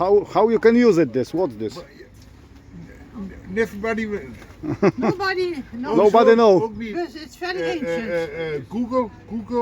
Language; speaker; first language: English; non-native, learner; Polish